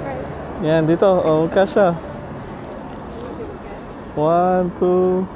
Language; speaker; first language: Filipino; native; Filipino